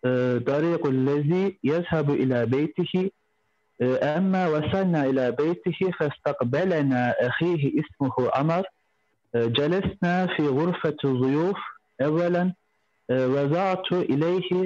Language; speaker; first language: Arabic; non-native, learner; Turkish